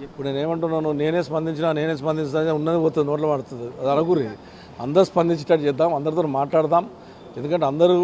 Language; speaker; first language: Telugu; native; Telugu